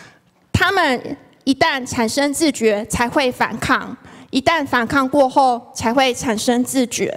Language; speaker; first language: Chinese; native; Chinese